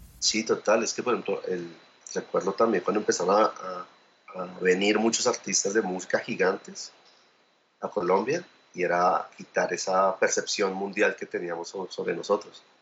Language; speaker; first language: Spanish; native; Spanish